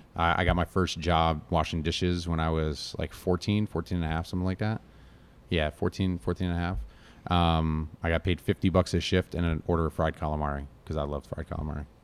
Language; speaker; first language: English; native; English